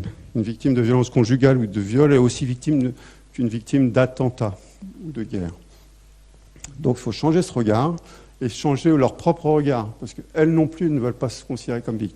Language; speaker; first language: French; native; French